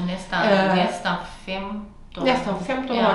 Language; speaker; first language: Swedish; native; Swedish